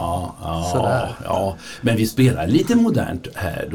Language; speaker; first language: Swedish; native; Swedish